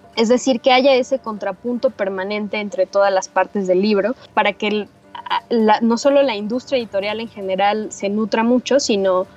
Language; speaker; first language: Spanish; native; Spanish